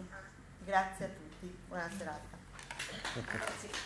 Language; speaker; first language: Italian; non-native, fluent; Spanish